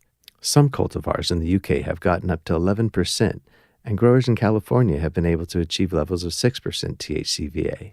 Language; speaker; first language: English; native; English